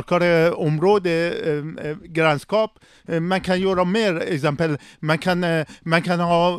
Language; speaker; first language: Swedish; non-native, learner; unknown